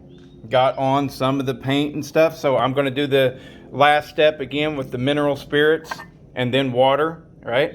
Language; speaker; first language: English; native; English